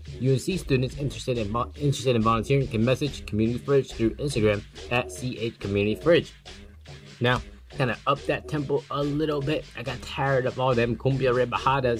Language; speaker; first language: English; early bilingual, other home language; Spanish